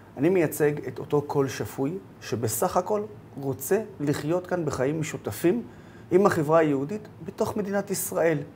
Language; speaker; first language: Hebrew; non-native, local second language; Arabic